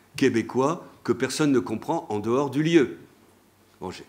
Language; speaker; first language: French; native; French